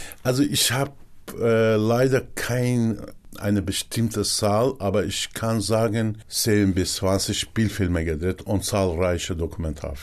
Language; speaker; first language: German; non-native, learner; Kurdish